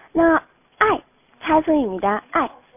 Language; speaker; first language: Korean; non-native, fluent; Chinese